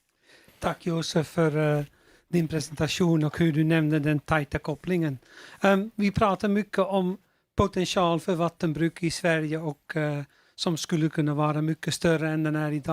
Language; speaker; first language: Swedish; non-native, fluent; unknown